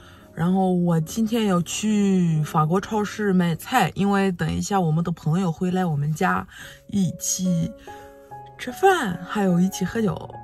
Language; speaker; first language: Chinese; non-native, fluent; French